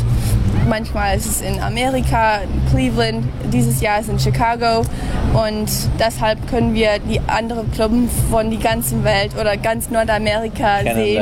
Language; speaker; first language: German; early bilingual, heritage; English